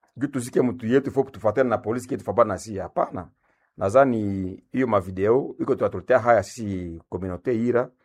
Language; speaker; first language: Swahili; non-native, local second language; Nande